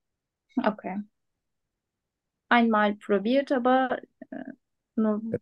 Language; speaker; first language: German; non-native, learner; Turkish